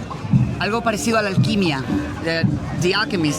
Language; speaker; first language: Spanish; native; Spanish